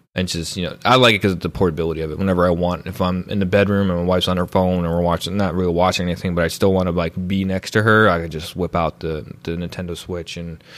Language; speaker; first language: English; early bilingual, other home language; Filipino